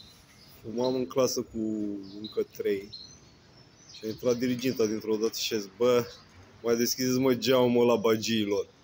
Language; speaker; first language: Romanian; native; Romanian